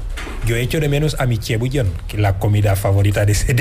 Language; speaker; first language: Spanish; non-native, fluent; Wolof